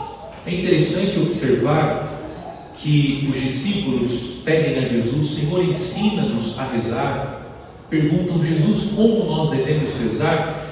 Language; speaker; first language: Portuguese; native; Portuguese